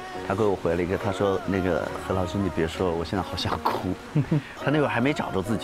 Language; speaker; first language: Chinese; native; Chinese